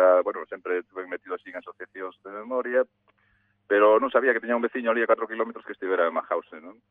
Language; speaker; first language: Galician; native; Galician